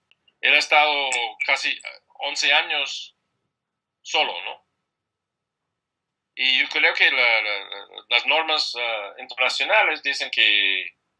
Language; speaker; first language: Spanish; non-native, fluent; English